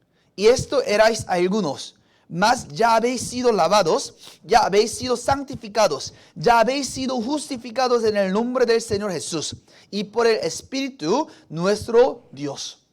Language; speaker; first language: Spanish; non-native, fluent; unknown